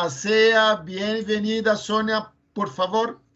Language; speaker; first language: Spanish; non-native, learner; Portuguese